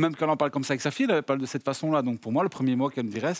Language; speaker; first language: French; native; French